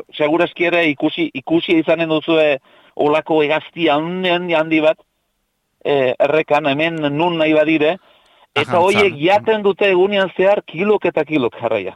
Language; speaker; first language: Basque; native; Basque